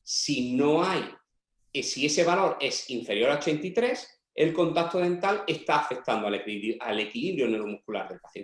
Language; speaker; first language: Spanish; native; Spanish